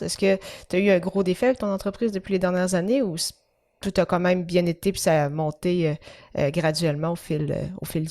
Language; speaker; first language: French; native; French